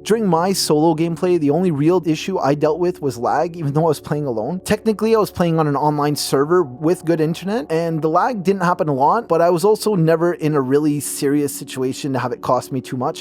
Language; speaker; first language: English; native; English